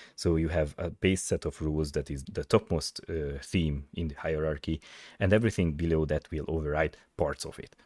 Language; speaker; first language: English; non-native, fluent; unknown